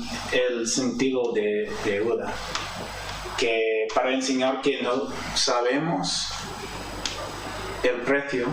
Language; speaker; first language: Spanish; non-native, fluent; English